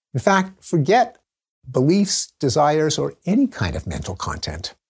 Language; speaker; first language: English; native; English